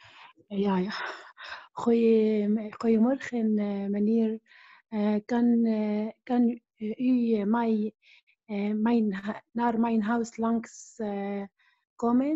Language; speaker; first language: Dutch; non-native, learner; Arabic